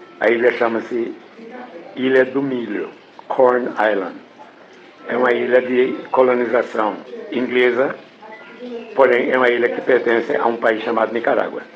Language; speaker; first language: Portuguese; non-native, fluent; English